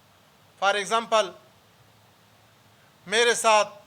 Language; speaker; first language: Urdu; early bilingual, other home language; Pashto